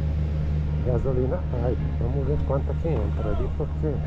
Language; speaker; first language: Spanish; non-native, learner; Portuguese